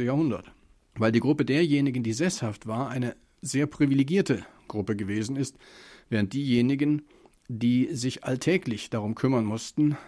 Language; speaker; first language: German; native; German